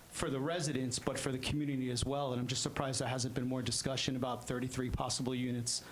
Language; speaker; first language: English; native; English